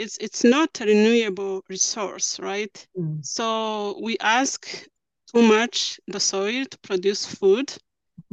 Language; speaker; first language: English; non-native, local second language; Kinyarwanda